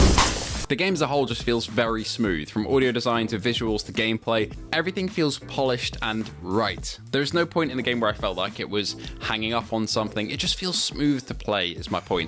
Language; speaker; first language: English; native; English